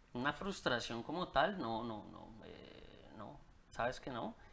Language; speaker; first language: Spanish; native; Spanish